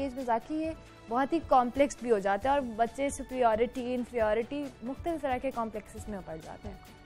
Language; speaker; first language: Urdu; native; Urdu